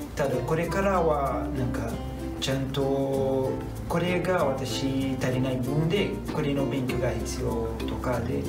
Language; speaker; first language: Japanese; non-native, fluent; Portuguese